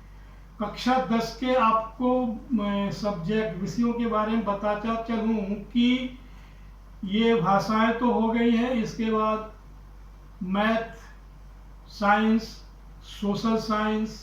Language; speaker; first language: Hindi; native; Hindi